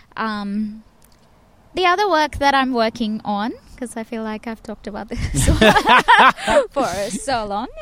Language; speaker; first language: English; non-native, local second language; Tamil